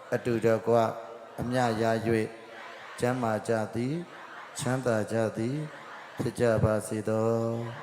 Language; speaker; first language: Burmese; native; Burmese